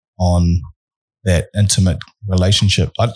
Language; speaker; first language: English; native; English